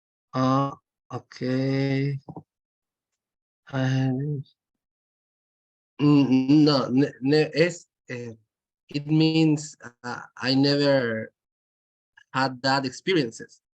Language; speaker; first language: English; non-native, learner; Spanish